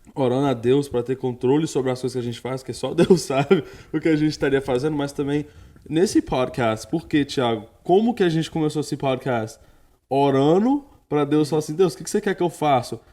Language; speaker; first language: Portuguese; early bilingual, heritage; Portuguese